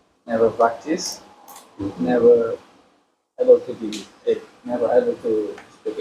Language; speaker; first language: English; non-native, local second language; Indonesian